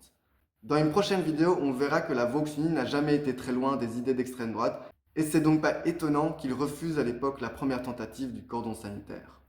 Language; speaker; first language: French; native; French